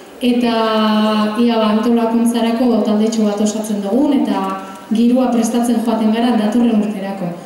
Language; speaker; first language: Basque; native; Basque